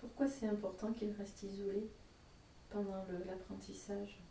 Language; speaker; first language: French; native; French